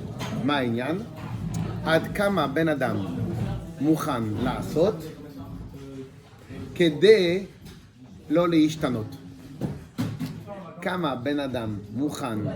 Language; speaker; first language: Hebrew; non-native, fluent; French